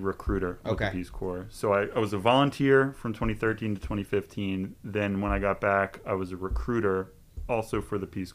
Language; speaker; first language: English; native; English